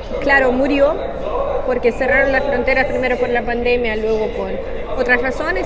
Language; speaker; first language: Spanish; non-native, fluent; Russian